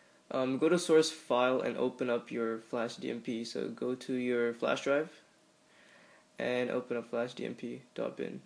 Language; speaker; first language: English; native; English